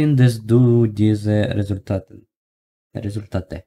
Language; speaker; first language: German; non-native, learner; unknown